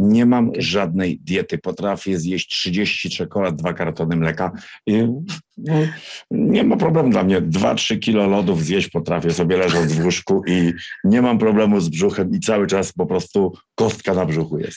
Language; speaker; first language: Polish; native; Polish